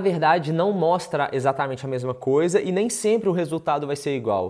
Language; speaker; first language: Portuguese; native; Portuguese